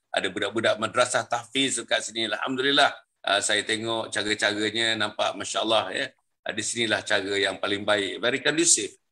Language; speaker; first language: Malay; native; Malay